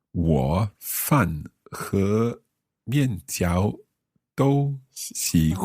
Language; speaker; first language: Chinese; non-native, learner; English